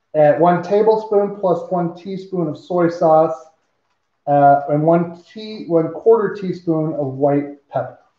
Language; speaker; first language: English; native; English